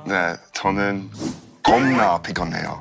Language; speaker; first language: Korean; non-native, learner; English